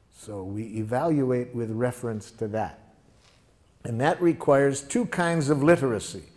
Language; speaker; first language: English; native; English